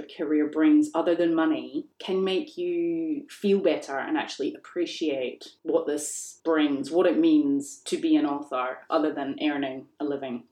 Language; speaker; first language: English; native; English